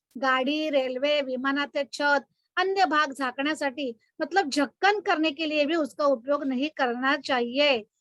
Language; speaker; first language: Hindi; non-native, local second language; Marathi